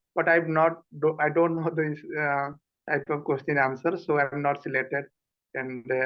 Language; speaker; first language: English; non-native, learner; Odia